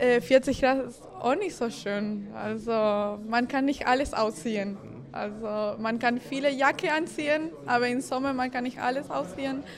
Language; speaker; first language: German; non-native, fluent; Spanish